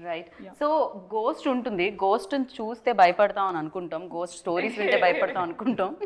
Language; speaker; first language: Telugu; native; Telugu